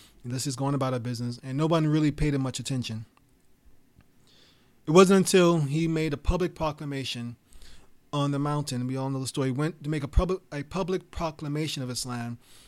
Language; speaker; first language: English; native; English